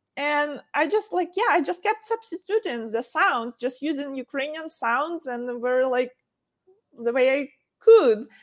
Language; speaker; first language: English; non-native, fluent; Ukrainian